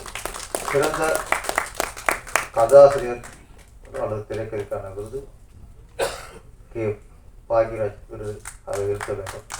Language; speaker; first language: Tamil; native; Tamil